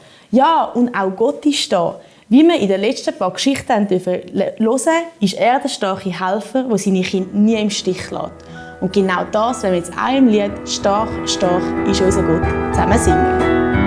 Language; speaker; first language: German; native; German